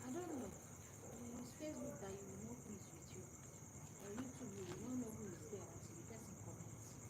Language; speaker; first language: English; non-native, local second language; Igbo